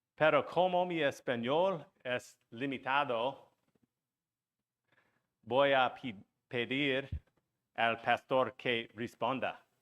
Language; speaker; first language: Spanish; non-native, learner; English